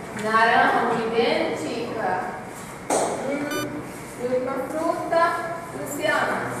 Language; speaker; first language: Spanish; non-native, learner; Portuguese